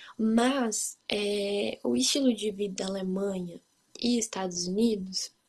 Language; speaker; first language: Portuguese; native; Portuguese